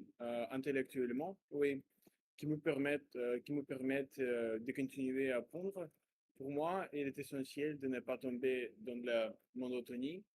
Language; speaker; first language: French; non-native, learner; Russian